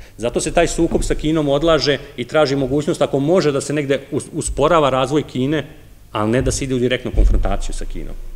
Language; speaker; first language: Serbian; native; Serbian